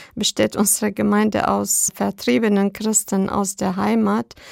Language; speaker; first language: German; non-native, fluent; Arabic